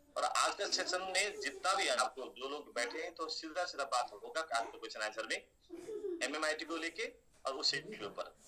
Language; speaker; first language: Hindi; native; Hindi